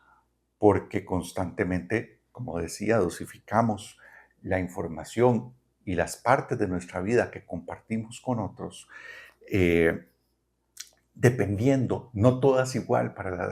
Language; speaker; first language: Spanish; native; Spanish